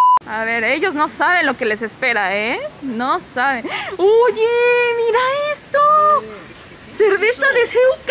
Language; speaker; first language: Spanish; native; Spanish